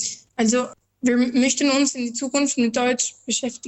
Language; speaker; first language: German; non-native, learner; Albanian